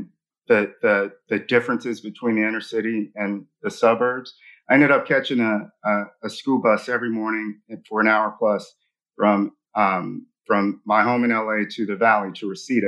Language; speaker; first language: English; native; English